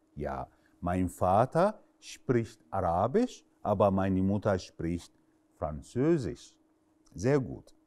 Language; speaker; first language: German; non-native, fluent; Arabic